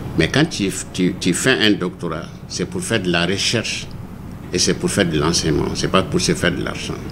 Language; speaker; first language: French; non-native, local second language; Bambara